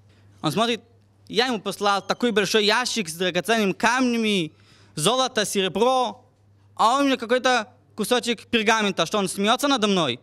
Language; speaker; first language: Russian; non-native, fluent; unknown